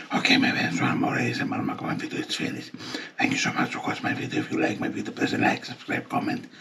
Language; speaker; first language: English; non-native, learner; Greek